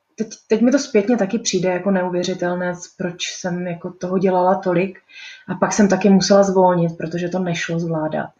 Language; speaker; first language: Czech; native; Czech